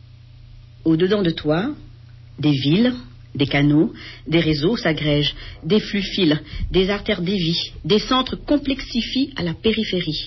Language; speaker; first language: French; native; French